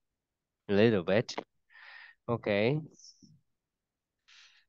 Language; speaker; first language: English; non-native, fluent; Vietnamese